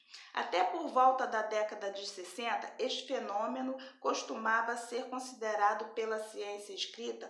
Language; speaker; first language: Portuguese; native; Portuguese